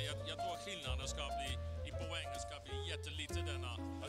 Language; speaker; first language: Swedish; non-native, fluent; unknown